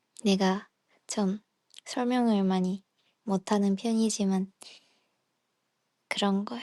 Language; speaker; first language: Korean; non-native, fluent; Japanese